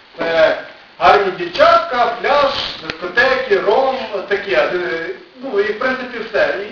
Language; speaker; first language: Ukrainian; native; Ukrainian